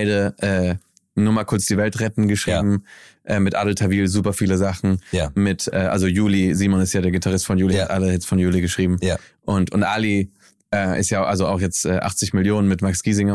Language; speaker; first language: German; early bilingual, heritage; German